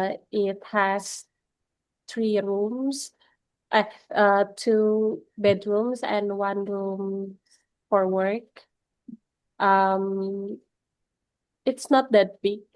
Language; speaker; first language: English; non-native, learner; Indonesian